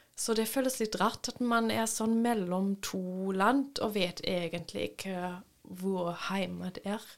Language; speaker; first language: Norwegian; non-native, fluent; German